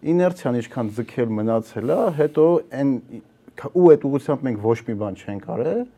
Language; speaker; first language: Armenian; native; Armenian